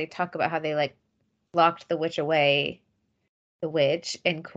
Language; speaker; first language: English; native; English